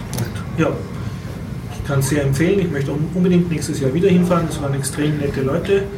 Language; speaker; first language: German; native; German